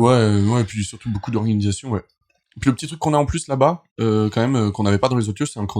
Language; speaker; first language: French; native; French